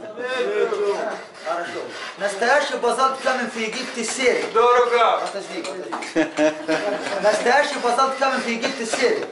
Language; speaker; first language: Russian; non-native, learner; Arabic